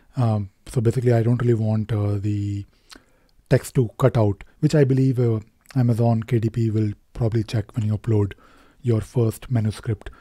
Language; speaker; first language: English; non-native, local second language; Hindi